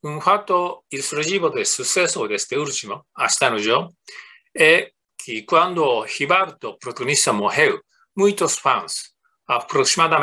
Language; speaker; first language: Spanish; non-native, fluent; Japanese